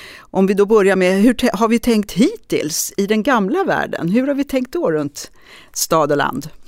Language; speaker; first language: Swedish; native; Swedish